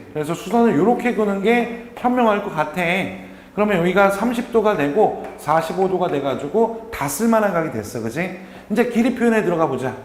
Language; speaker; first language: Korean; native; Korean